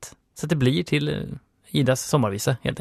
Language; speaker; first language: Swedish; native; Swedish